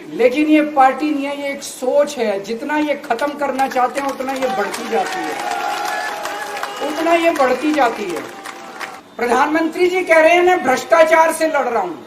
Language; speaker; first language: Hindi; native; Hindi